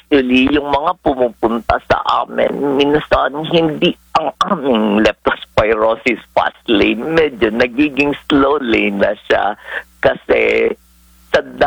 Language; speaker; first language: Filipino; non-native, local second language; Hiligaynon